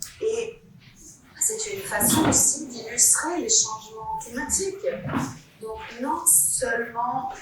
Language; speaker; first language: French; non-native, fluent; Italian